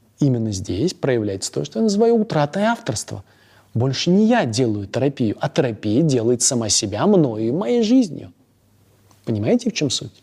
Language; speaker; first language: Russian; native; Russian